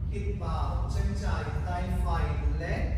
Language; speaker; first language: Vietnamese; non-native, learner; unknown